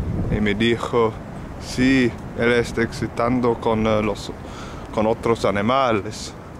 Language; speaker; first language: Spanish; non-native, learner; English